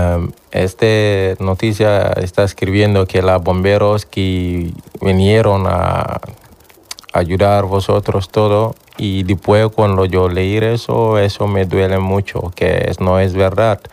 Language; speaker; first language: Spanish; non-native, learner; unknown